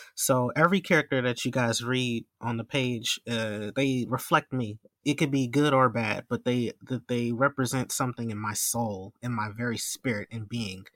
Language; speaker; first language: English; native; English